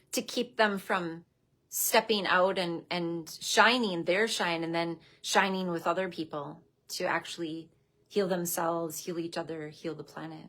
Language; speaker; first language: English; native; English